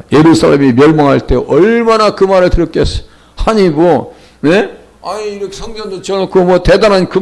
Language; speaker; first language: Korean; native; Korean